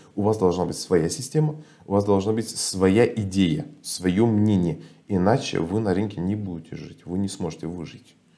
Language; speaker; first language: Russian; non-native, fluent; Persian